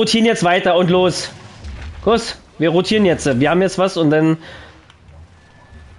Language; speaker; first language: German; native; German